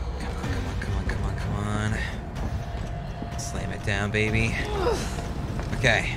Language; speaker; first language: English; native; English